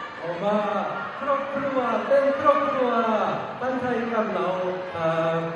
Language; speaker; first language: Thai; non-native, learner; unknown